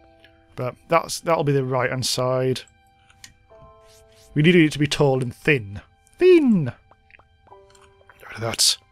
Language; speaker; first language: English; native; English